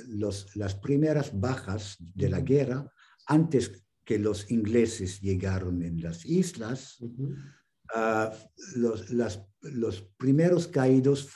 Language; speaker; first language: Spanish; non-native, fluent; English